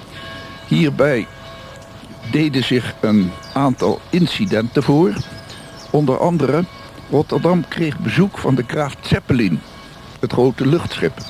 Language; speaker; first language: Dutch; native; Dutch